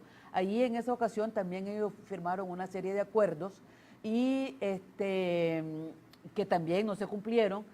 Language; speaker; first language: Spanish; native; Spanish